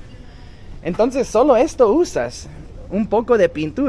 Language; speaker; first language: Spanish; non-native, fluent; English